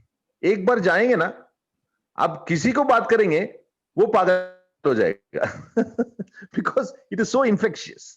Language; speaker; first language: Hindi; non-native, learner; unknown